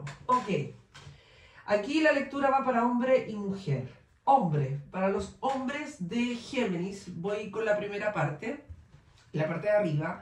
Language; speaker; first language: Spanish; native; Spanish